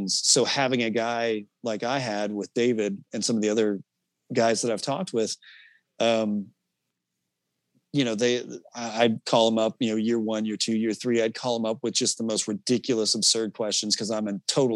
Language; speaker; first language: English; native; English